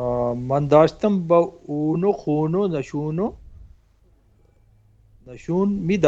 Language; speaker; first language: Persian; non-native, learner; Urdu